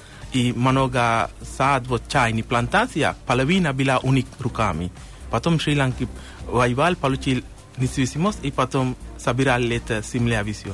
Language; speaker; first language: Russian; non-native, learner; Sinhala